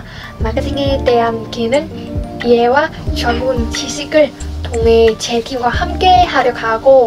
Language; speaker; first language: Korean; non-native, learner; Vietnamese